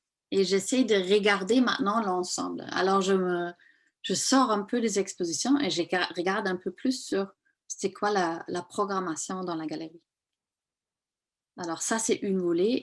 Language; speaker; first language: French; non-native, fluent; German